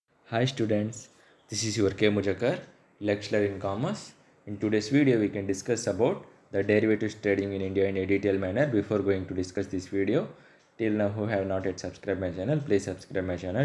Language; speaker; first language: English; non-native, local second language; Telugu